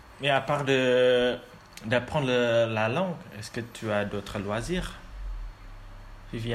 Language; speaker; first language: French; non-native, learner; Indonesian